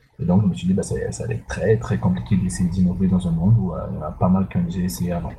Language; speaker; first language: French; non-native, local second language; Sango